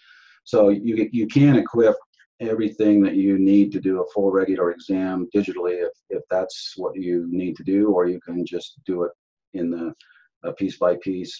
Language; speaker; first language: English; native; English